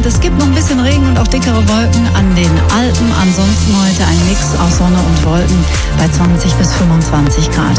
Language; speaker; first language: German; native; German